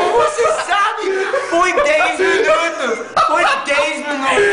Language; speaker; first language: Portuguese; non-native, learner; English